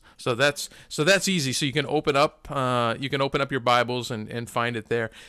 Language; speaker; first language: English; native; English